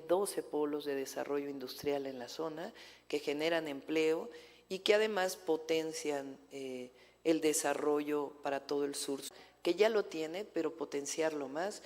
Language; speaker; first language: Spanish; native; Spanish